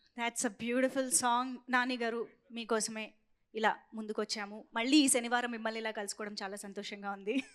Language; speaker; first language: Telugu; native; Telugu